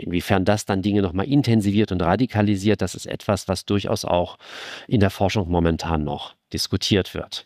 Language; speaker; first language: German; native; German